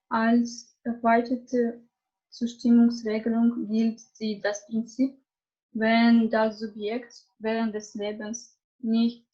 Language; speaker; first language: German; non-native, fluent; Russian